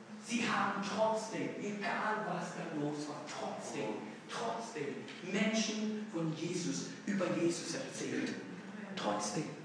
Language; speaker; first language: German; non-native, fluent; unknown